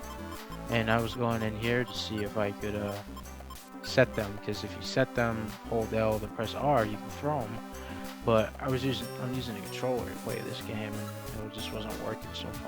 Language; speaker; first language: English; native; English